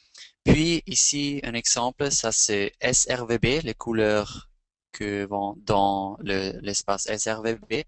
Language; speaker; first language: French; non-native, fluent; Spanish